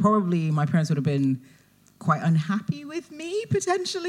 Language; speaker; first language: English; native; English